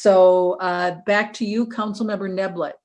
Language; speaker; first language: English; native; English